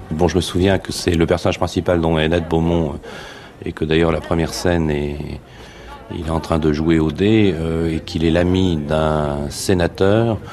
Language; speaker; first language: French; native; French